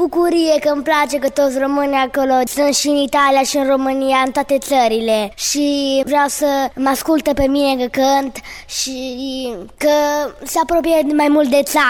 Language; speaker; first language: Romanian; early bilingual, heritage; Romanian